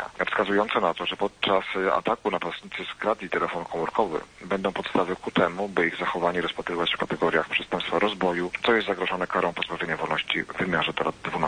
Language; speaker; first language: Polish; native; Polish